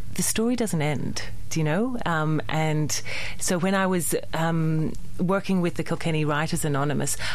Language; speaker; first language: English; native; English